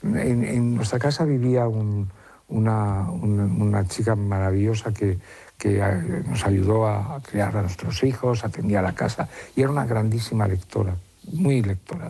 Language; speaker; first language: Spanish; native; Spanish